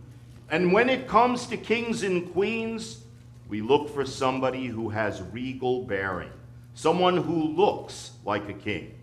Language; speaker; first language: English; native; English